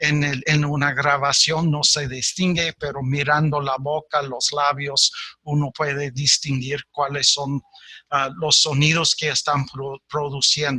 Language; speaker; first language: Spanish; non-native, fluent; English